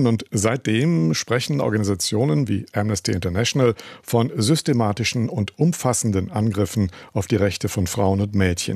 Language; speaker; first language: German; native; German